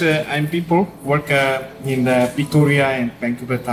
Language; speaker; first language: English; non-native, learner; Korean